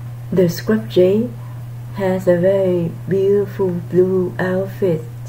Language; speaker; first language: English; non-native, fluent; Vietnamese